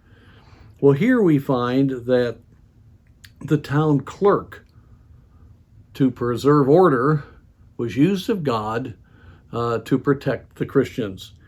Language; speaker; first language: English; native; English